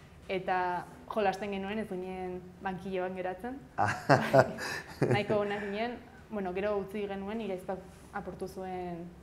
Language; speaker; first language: Basque; non-native, local second language; Spanish